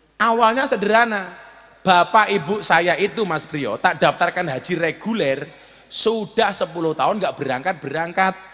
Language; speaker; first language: Indonesian; native; Indonesian